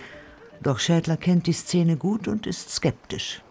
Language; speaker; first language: German; native; German